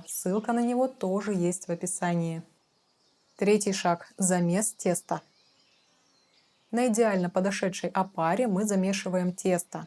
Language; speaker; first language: Russian; native; Russian